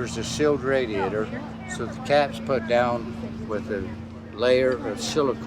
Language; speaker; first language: English; native; English